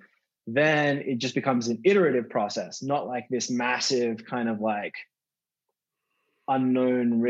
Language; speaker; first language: English; native; English